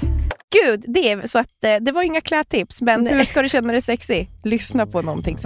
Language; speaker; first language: Swedish; native; Swedish